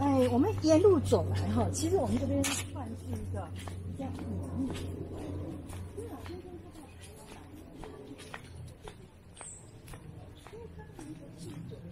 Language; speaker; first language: Chinese; native; Chinese